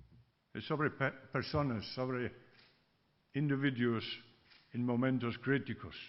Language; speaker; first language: Spanish; non-native, fluent; English